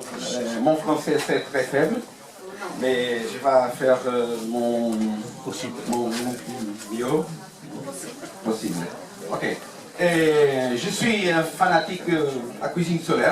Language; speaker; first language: French; non-native, learner; Portuguese